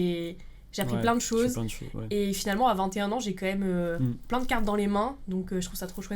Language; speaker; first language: French; native; French